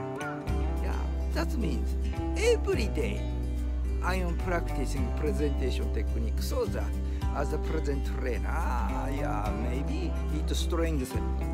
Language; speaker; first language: English; non-native, learner; Japanese